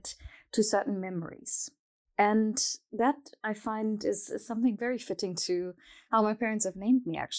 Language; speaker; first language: English; non-native, fluent; German